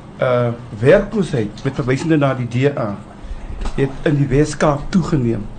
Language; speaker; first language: Afrikaans; native; Afrikaans